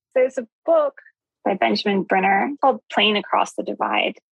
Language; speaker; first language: English; native; English